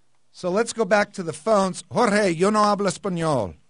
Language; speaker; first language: Spanish; non-native, learner; English